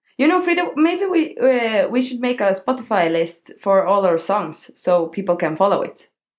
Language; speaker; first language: English; non-native, learner; Norwegian